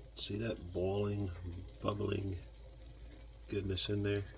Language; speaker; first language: English; native; English